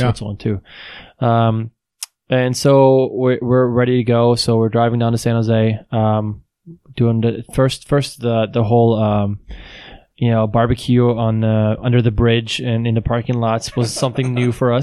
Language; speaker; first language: English; non-native, fluent; Swiss German